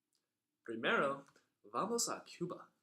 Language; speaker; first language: Spanish; non-native, learner; English